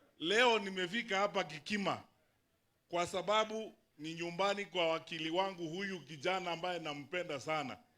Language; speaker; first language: Swahili; non-native, local second language; Luyia